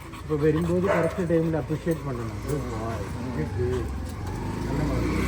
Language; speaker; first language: Tamil; non-native, learner; Malayalam